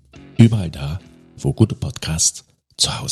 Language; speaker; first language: German; native; German